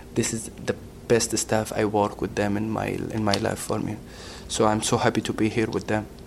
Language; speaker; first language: English; non-native, learner; Arabic